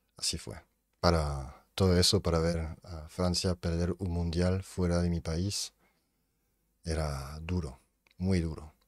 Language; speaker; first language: Spanish; non-native, fluent; French